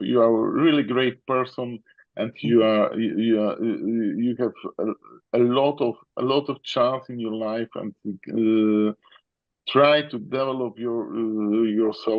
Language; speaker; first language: English; non-native, fluent; Polish